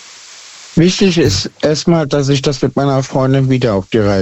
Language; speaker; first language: German; native; German